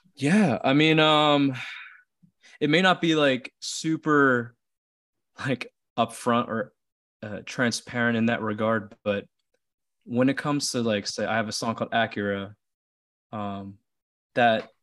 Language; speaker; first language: English; early bilingual, other home language; Filipino